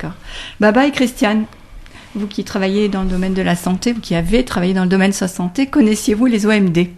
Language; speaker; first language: French; native; French